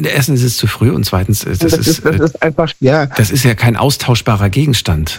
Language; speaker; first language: German; native; German